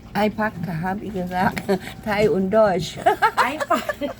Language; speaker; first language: German; non-native, learner; Thai